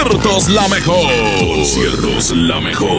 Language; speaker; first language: Spanish; native; Spanish